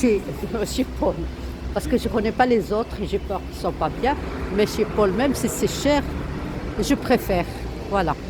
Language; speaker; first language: French; non-native, local second language; Arabic